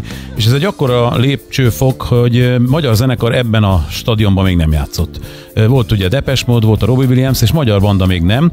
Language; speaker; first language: Hungarian; native; Hungarian